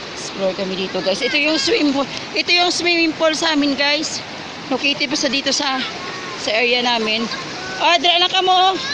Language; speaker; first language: Filipino; non-native, local second language; Hiligaynon